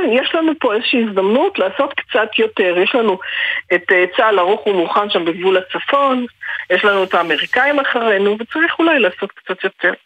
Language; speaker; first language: Hebrew; native; Hebrew